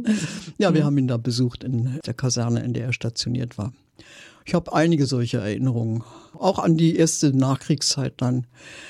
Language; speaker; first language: German; native; German